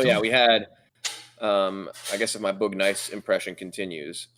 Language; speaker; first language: English; native; English